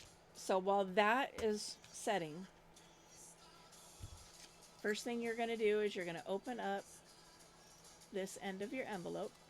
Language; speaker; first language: English; native; English